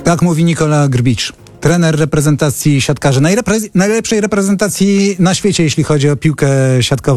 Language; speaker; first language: Polish; native; Polish